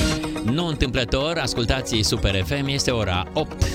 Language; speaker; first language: Romanian; native; Romanian